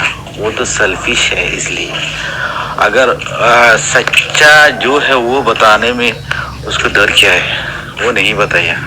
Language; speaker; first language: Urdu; non-native, fluent; Rohingya